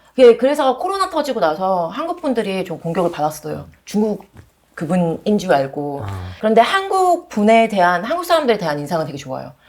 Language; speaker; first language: Korean; early bilingual, other home language; English